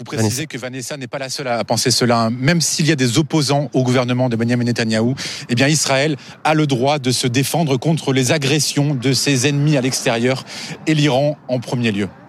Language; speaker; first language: French; native; French